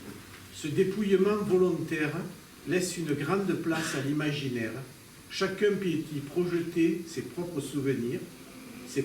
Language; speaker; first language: French; native; French